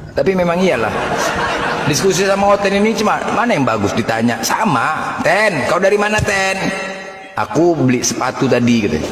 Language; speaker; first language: Indonesian; native; Indonesian